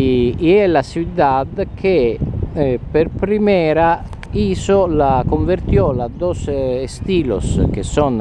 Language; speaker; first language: Spanish; non-native, learner; Italian